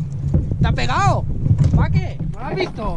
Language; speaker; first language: Spanish; native; Spanish